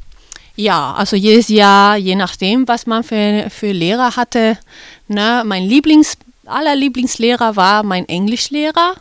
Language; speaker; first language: German; non-native, fluent; Spanish